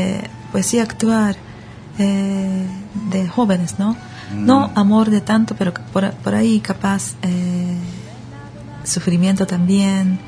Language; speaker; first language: Spanish; non-native, learner; Japanese